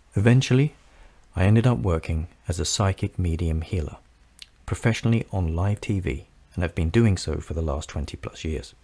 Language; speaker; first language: English; native; English